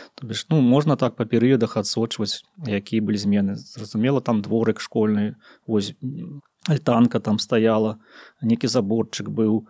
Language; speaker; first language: Belarusian; native; Belarusian